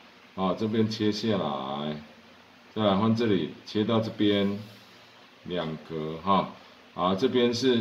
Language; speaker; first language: Chinese; native; Chinese